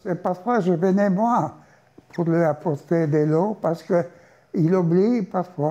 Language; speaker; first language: French; non-native, fluent; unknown